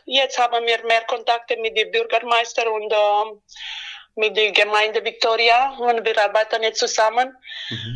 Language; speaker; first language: German; non-native, learner; Romanian